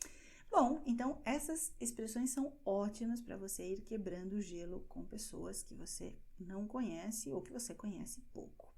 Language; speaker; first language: Portuguese; non-native, fluent; Spanish